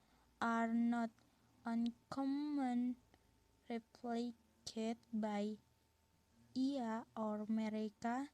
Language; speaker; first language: English; non-native, learner; Indonesian